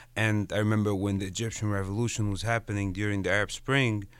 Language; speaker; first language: English; non-native, fluent; Arabic